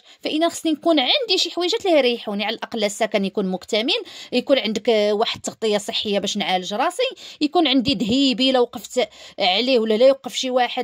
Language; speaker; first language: Arabic; native; Arabic